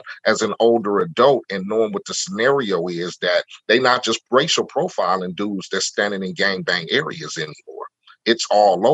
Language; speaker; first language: English; native; English